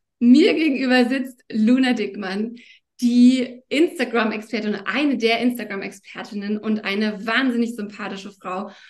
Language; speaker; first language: German; native; German